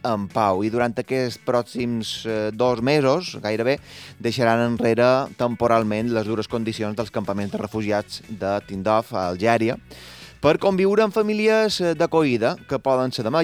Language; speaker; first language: Catalan; native; Catalan